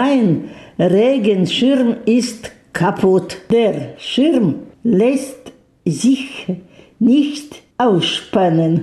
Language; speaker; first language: German; non-native, learner; Russian